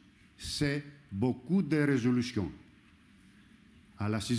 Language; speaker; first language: French; non-native, learner; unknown